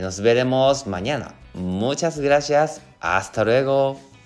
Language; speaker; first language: Spanish; non-native, learner; Japanese